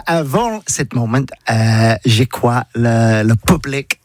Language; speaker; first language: French; non-native, learner; English